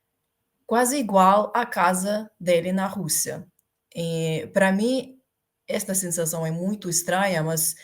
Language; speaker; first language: Portuguese; non-native, fluent; Ukrainian